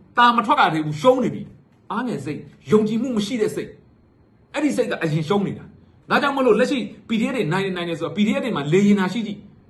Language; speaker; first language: Burmese; native; Burmese